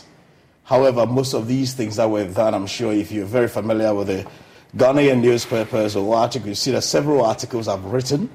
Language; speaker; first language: English; non-native, local second language; Akan